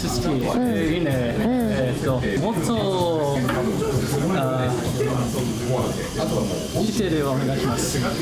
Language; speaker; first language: Japanese; non-native, learner; English